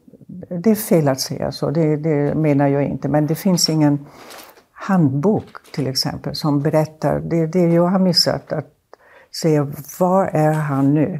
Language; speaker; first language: Swedish; non-native, fluent; German